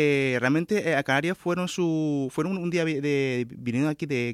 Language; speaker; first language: Spanish; native; Spanish